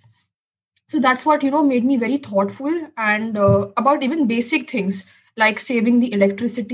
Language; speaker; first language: English; non-native, local second language; Hindi